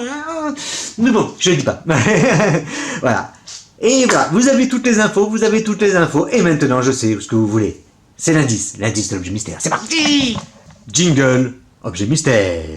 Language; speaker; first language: French; native; French